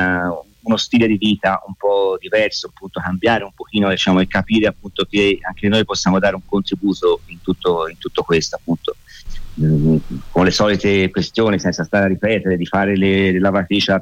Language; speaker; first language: Italian; native; Italian